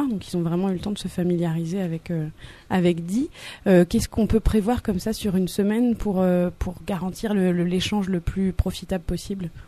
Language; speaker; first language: French; native; French